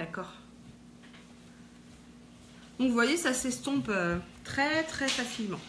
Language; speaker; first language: French; native; French